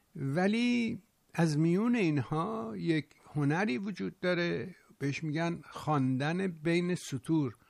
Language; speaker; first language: Persian; native; Persian